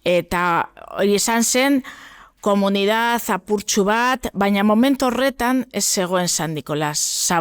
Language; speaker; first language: Basque; non-native, local second language; Spanish